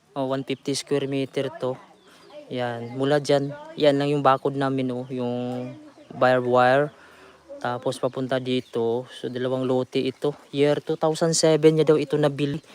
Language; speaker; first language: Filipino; non-native, local second language; Cebuano